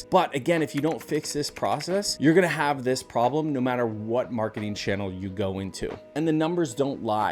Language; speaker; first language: English; native; English